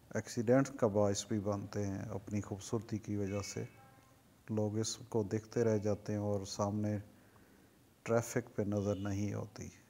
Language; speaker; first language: Urdu; native; Urdu